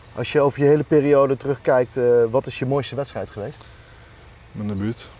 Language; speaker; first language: Dutch; native; Dutch